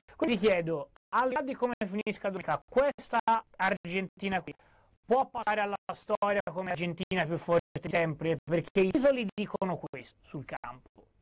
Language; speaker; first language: Italian; native; Italian